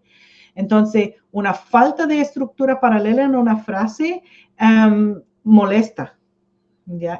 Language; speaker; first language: Spanish; non-native, fluent; English